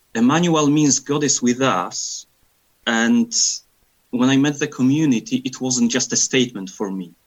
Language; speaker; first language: English; non-native, fluent; Polish